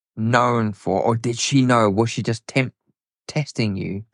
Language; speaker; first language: English; native; English